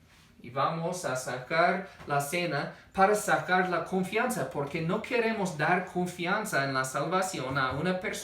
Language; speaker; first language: Spanish; non-native, fluent; English